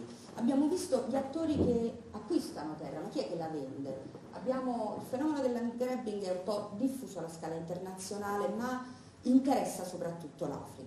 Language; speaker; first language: Italian; native; Italian